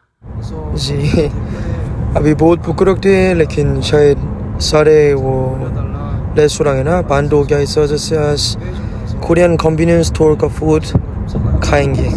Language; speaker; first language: Hindi; non-native, learner; Korean